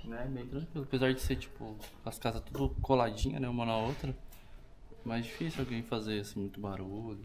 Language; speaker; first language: Portuguese; native; Portuguese